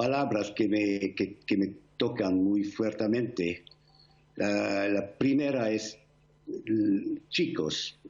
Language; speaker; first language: Spanish; non-native, fluent; English